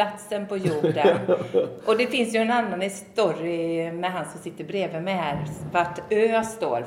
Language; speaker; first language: Swedish; native; Swedish